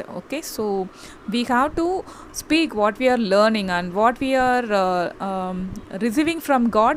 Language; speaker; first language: English; non-native, local second language; Tamil